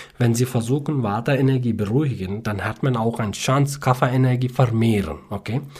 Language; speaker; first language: German; non-native, learner; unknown